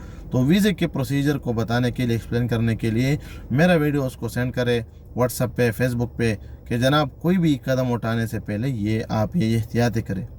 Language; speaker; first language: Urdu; non-native, local second language; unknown